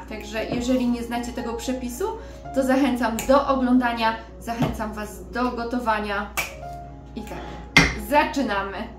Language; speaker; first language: Polish; native; Polish